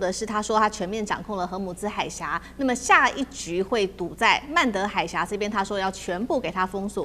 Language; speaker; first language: Chinese; native; Chinese